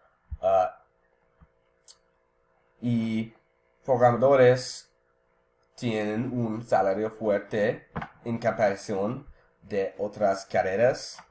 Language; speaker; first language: Spanish; non-native, learner; English